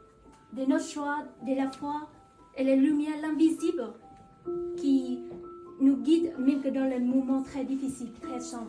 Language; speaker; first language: French; non-native, fluent; Vietnamese